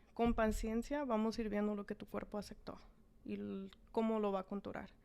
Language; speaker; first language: Spanish; early bilingual, heritage; Spanish